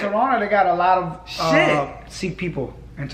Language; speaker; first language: English; native; English